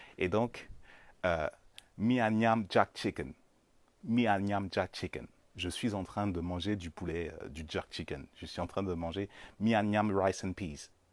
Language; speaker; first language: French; native; French